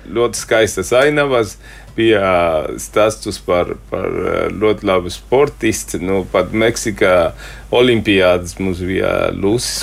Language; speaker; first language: Latvian; non-native, fluent; Spanish